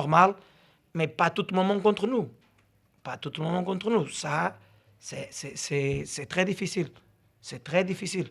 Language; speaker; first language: French; non-native, learner; Portuguese